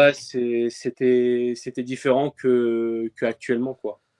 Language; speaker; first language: French; early bilingual, other home language; Persian